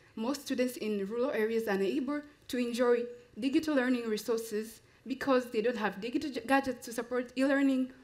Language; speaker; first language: English; non-native, local second language; Swahili